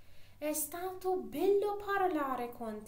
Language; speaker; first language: Italian; non-native, fluent; Persian